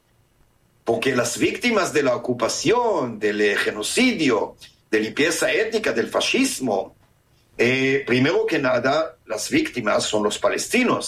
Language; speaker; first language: Spanish; non-native, fluent; Hebrew